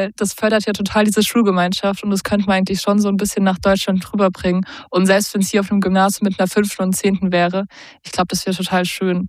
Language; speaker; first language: German; native; German